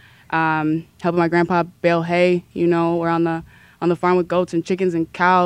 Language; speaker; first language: English; native; English